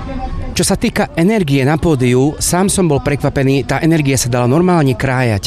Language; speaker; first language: Slovak; native; Slovak